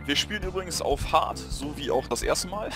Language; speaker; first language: German; native; German